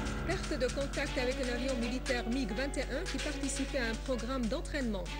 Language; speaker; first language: French; non-native, fluent; Arabic